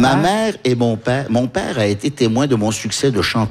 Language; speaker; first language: French; early bilingual, other home language; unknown